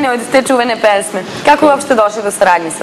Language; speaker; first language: Croatian; native; Croatian